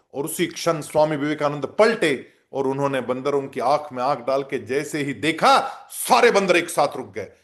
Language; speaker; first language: Hindi; non-native, local second language; Marathi